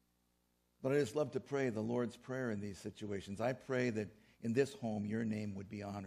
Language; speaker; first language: English; native; English